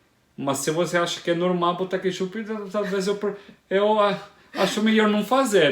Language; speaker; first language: Portuguese; non-native, fluent; Italian